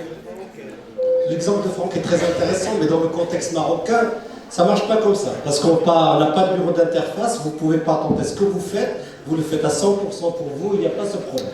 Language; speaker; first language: French; non-native, local second language; Arabic